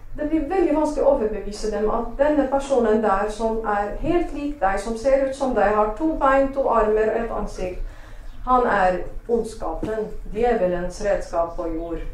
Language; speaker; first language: Norwegian; non-native, fluent; Arabic